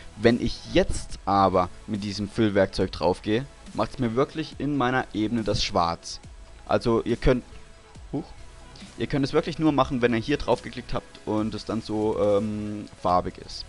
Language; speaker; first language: German; native; German